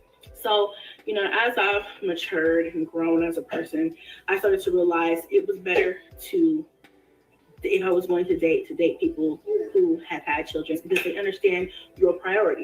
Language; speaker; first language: English; native; English